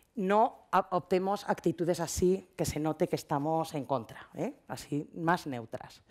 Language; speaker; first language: Spanish; native; Spanish